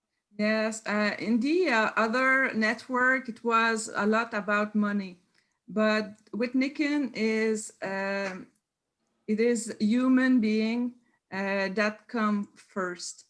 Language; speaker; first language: English; non-native, learner; French